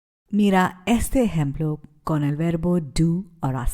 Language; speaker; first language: Spanish; non-native, fluent; English